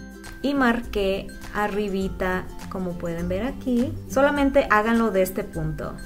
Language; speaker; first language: Spanish; native; Spanish